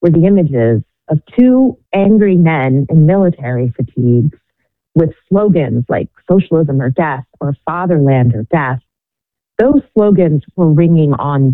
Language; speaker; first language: English; native; English